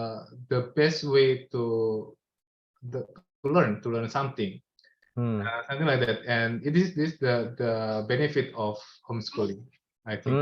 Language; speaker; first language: English; non-native, learner; Indonesian